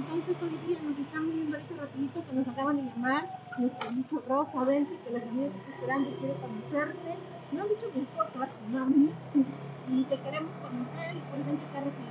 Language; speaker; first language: Spanish; native; Spanish